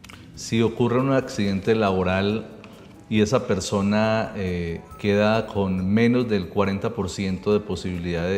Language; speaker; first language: Spanish; native; Spanish